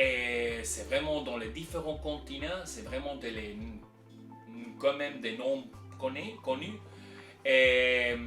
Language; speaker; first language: French; non-native, local second language; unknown